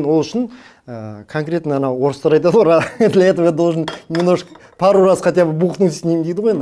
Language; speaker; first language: Russian; non-native, local second language; Kazakh